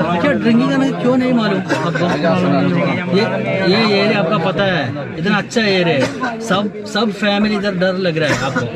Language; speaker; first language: Hindi; non-native, local second language; Malayalam